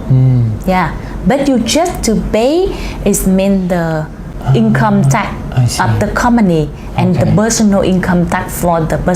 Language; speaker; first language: English; non-native, learner; Vietnamese